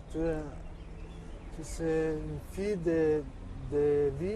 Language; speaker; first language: French; non-native, learner; Italian